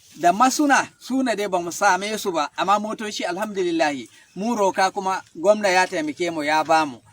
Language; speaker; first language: Hausa; non-native, local second language; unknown